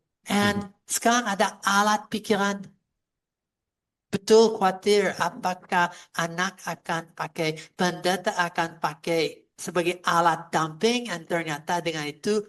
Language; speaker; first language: Indonesian; non-native, fluent; English